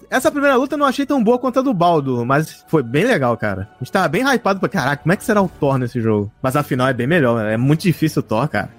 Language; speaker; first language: Portuguese; native; Portuguese